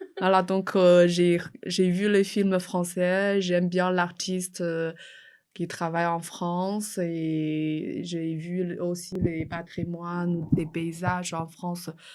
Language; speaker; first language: French; non-native, fluent; Chinese